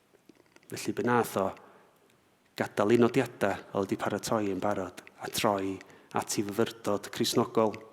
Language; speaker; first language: Welsh; native; Welsh